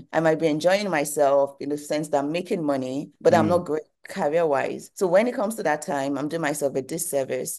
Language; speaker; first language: English; non-native, local second language; Yoruba